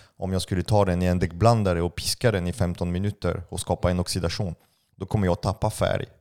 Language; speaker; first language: Swedish; non-native, fluent; French